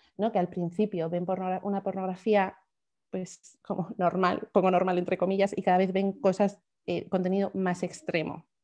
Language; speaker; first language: Spanish; native; Spanish